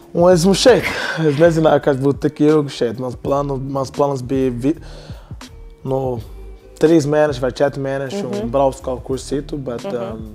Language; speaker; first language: Latvian; non-native, learner; Portuguese